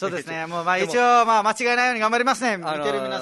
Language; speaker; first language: Japanese; non-native, fluent; Nepali